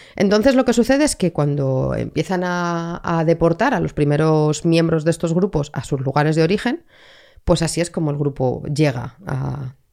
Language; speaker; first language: Spanish; native; Spanish